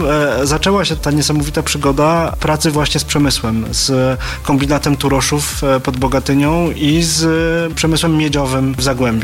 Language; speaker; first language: Polish; native; Polish